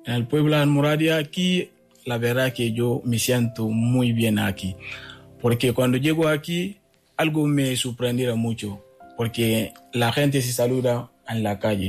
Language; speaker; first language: Spanish; non-native, fluent; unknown